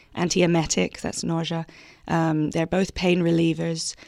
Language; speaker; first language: English; native; English